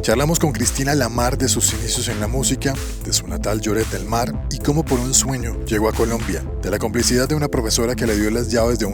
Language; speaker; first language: Spanish; native; Spanish